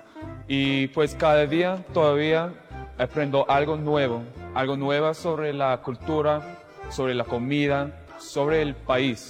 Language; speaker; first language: Spanish; non-native, fluent; English